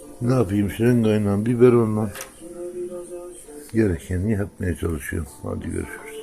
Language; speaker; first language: Turkish; native; Turkish